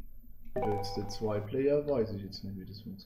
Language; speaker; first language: German; native; German